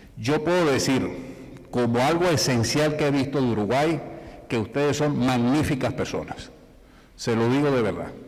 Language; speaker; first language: Spanish; native; Spanish